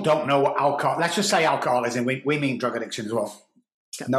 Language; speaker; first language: English; native; English